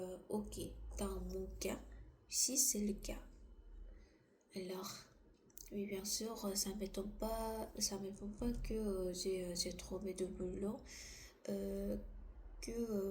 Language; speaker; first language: French; non-native, learner; Korean